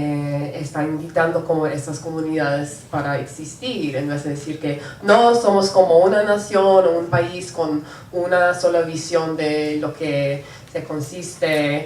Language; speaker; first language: Spanish; non-native, local second language; English